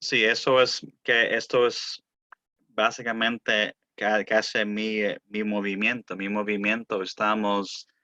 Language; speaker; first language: Spanish; early bilingual, heritage; Spanish